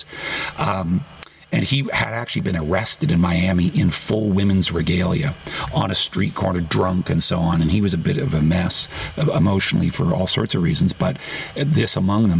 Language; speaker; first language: English; native; English